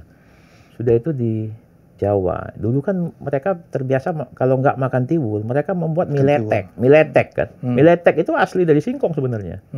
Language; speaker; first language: Indonesian; native; Indonesian